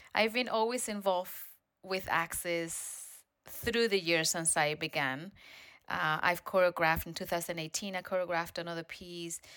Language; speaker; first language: English; non-native, fluent; Spanish